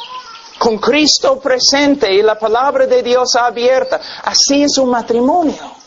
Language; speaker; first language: Spanish; non-native, fluent; English